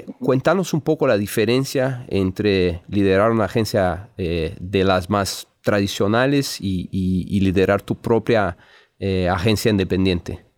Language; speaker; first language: Spanish; non-native, fluent; Portuguese